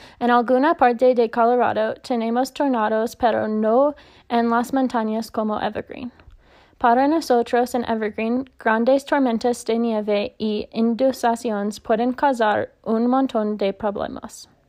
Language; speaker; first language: Spanish; non-native, learner; English